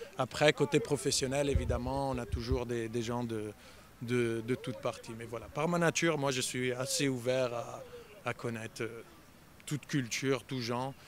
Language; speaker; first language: French; early bilingual, heritage; French